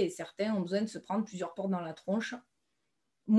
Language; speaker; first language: French; native; French